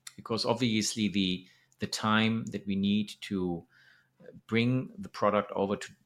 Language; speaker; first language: English; non-native, fluent; German